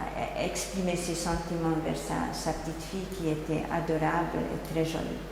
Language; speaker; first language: French; non-native, fluent; Hungarian